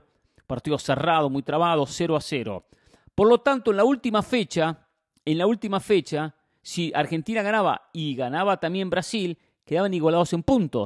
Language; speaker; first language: Spanish; native; Spanish